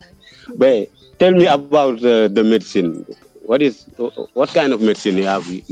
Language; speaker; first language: English; non-native, learner; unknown